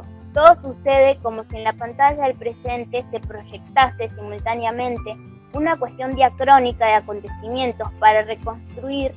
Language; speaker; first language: Spanish; native; Spanish